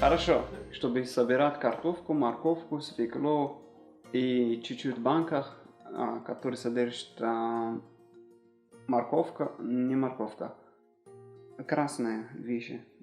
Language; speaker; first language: Russian; non-native, learner; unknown